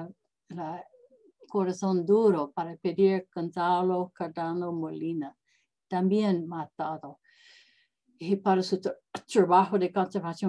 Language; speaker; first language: Spanish; non-native, learner; English